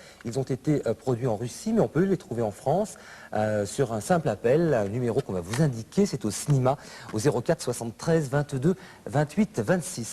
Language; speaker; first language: French; native; French